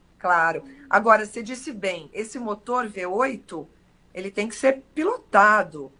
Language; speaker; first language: Portuguese; native; Portuguese